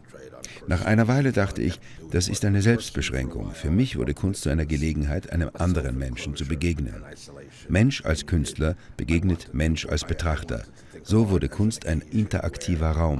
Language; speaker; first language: German; native; German